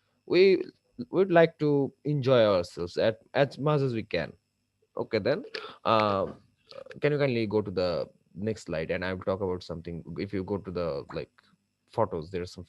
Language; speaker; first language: English; non-native, local second language; Bangla